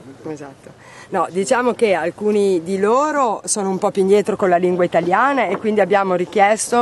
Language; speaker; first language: Italian; native; Italian